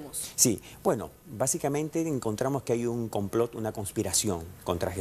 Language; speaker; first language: Spanish; native; Spanish